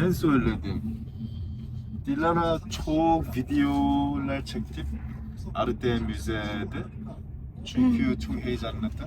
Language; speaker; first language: Turkish; non-native, learner; Korean